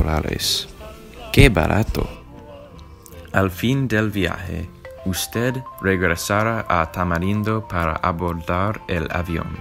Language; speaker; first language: Spanish; non-native, learner; English